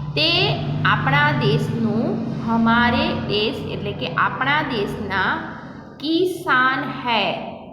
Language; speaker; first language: Hindi; non-native, local second language; Gujarati